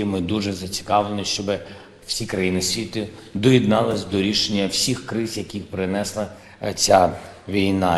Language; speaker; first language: Ukrainian; non-native, local second language; Russian